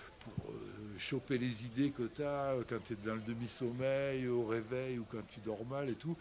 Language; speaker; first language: French; native; French